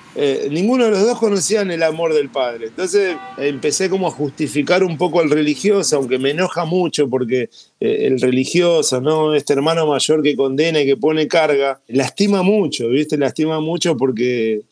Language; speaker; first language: Spanish; native; Spanish